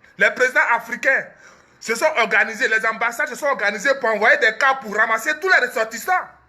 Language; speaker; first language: French; early bilingual, other home language; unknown